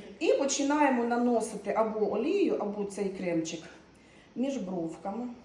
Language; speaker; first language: Ukrainian; non-native, local second language; Russian